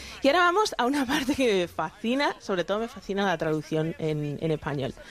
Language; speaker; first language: Spanish; native; Spanish